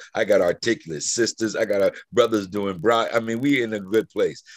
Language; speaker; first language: English; native; English